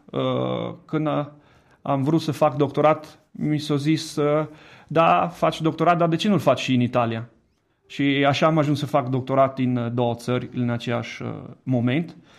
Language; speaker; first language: Romanian; non-native, fluent; Italian